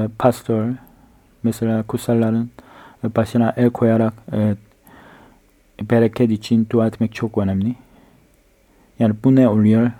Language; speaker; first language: Turkish; non-native, fluent; Korean